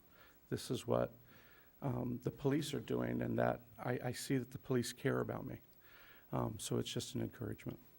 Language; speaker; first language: English; native; English